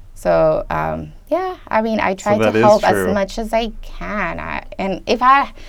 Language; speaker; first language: English; non-native, fluent; Spanish